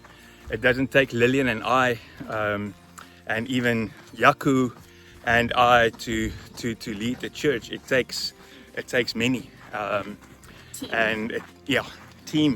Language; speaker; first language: English; non-native, local second language; Afrikaans